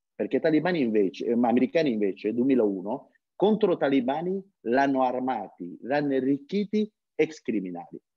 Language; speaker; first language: Italian; non-native, fluent; Persian